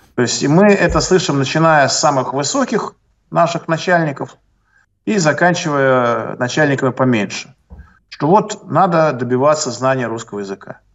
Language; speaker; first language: Russian; native; Russian